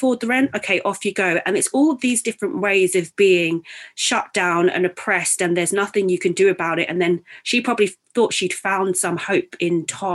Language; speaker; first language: English; native; English